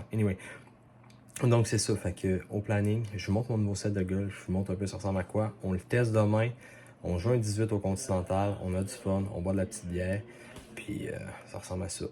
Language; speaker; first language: French; native; French